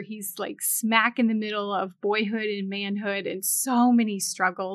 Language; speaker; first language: English; native; English